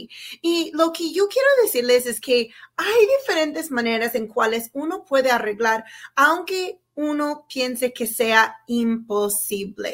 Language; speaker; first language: Spanish; non-native, fluent; English